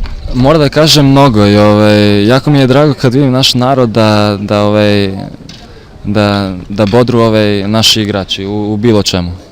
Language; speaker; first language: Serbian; early bilingual, heritage; Serbian